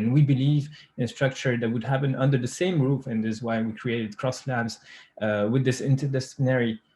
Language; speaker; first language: English; non-native, fluent; French